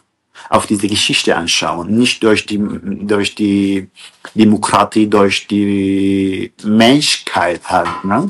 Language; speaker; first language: German; non-native, fluent; Kurdish